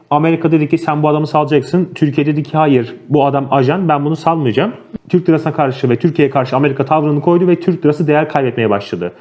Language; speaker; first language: Turkish; native; Turkish